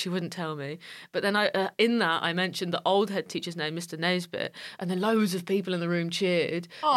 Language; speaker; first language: English; native; English